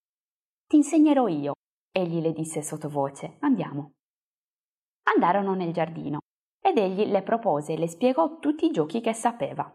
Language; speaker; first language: Italian; native; Italian